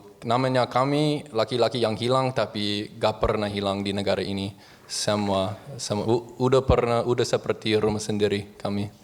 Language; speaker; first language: Indonesian; non-native, learner; English